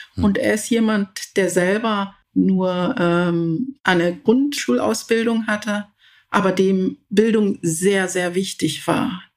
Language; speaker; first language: German; early bilingual, other home language; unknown